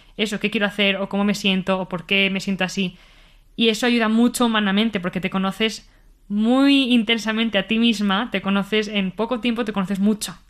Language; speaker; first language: Spanish; native; Spanish